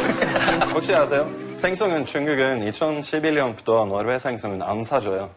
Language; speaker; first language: Korean; non-native, fluent; Norwegian